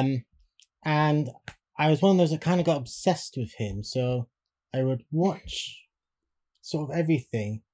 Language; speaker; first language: English; native; English